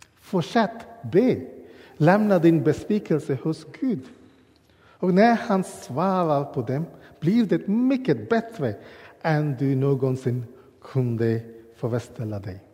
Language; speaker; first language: Swedish; non-native, learner; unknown